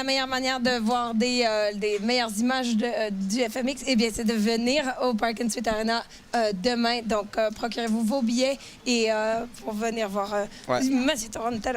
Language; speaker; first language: French; native; French